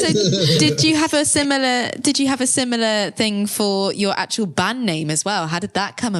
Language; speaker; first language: English; native; English